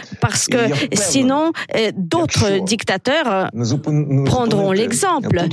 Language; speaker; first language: French; non-native, fluent; Ukrainian